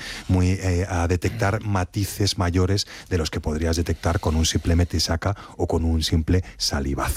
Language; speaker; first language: Spanish; native; Spanish